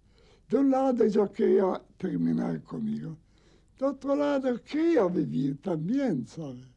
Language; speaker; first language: Spanish; non-native, learner; Yiddish